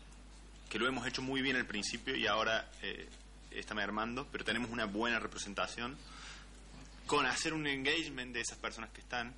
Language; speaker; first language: Spanish; native; Spanish